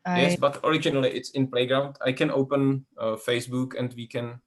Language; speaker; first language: English; non-native, learner; Czech